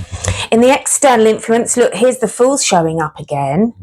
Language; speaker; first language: English; native; English